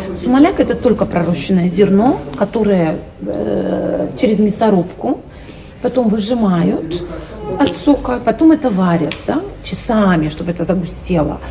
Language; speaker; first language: Russian; native; Russian